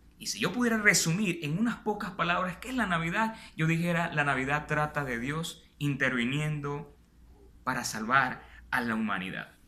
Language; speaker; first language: Spanish; native; Spanish